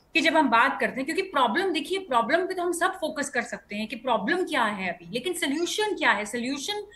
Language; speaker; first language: Hindi; non-native, local second language; Bangla